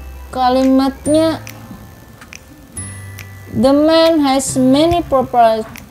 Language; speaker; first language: English; non-native, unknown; Indonesian